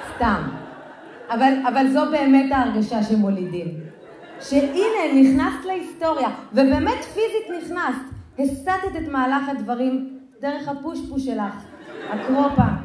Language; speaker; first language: Hebrew; native; Hebrew